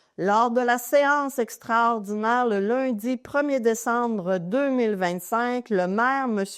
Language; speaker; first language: French; native; French